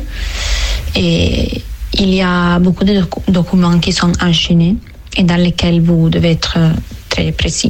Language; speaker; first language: French; non-native, fluent; Italian